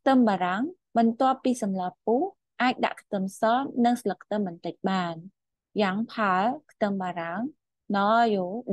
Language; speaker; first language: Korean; non-native, fluent; Khmer